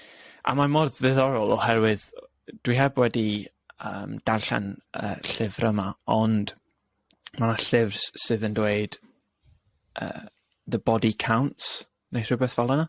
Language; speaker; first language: Welsh; non-native, local second language; English